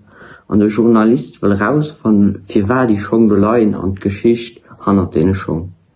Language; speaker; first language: German; non-native, local second language; Luxembourgish